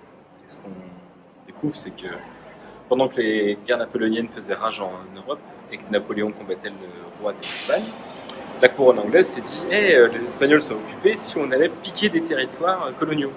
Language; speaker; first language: French; native; French